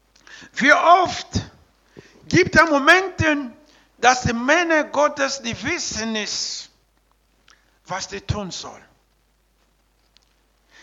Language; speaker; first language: German; non-native, learner; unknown